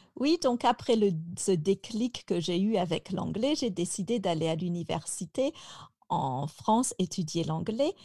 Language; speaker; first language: French; native; French